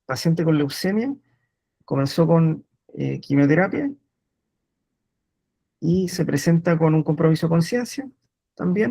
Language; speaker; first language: Spanish; native; Spanish